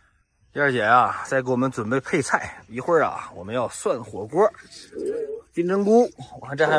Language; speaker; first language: Chinese; native; Chinese